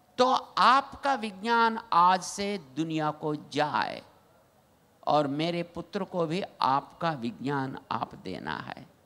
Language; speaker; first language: Hindi; non-native, local second language; Telugu